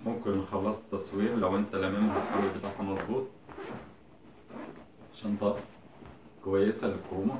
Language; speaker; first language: Arabic; native; Arabic